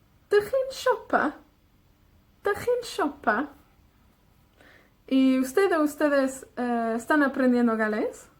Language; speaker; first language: Spanish; non-native, fluent; Welsh